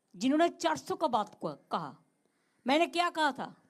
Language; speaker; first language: Hindi; non-native, local second language; Bangla